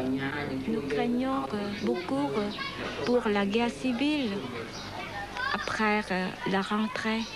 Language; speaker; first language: French; non-native, learner; Khmer